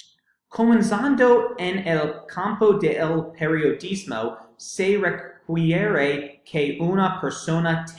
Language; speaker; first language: Spanish; non-native, learner; English